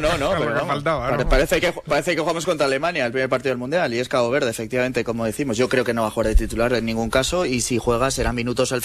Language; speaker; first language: Spanish; native; Spanish